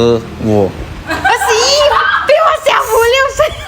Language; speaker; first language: Chinese; non-native, learner; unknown